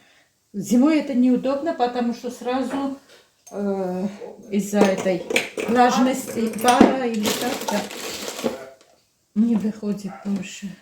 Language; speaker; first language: Russian; non-native, fluent; Armenian